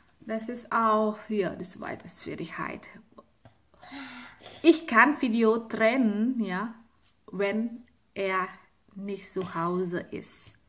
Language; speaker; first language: German; non-native, learner; Indonesian